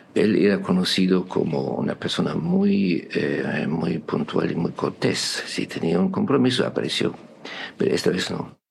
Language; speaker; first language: Spanish; non-native, fluent; German